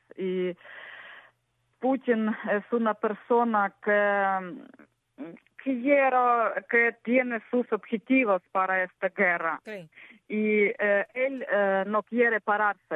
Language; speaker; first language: Spanish; non-native, learner; Ukrainian